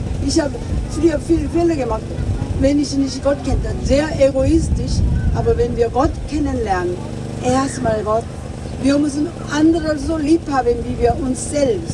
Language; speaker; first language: German; non-native, fluent; Korean